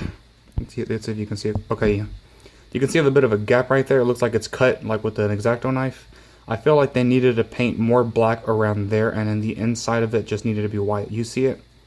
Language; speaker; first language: English; native; English